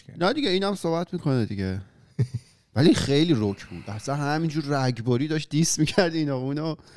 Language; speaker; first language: Persian; native; Persian